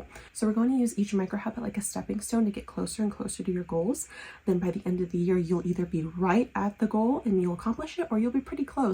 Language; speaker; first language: English; native; English